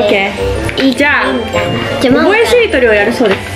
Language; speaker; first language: Japanese; native; Japanese